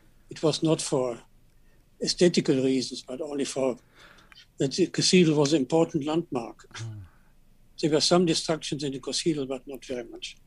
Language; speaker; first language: English; non-native, fluent; German